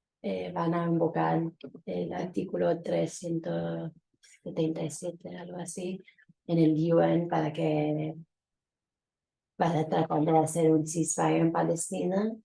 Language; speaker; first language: Spanish; early bilingual, heritage; Spanish